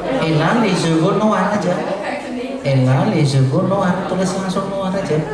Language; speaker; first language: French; non-native, learner; Indonesian